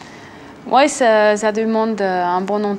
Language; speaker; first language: French; non-native, local second language; German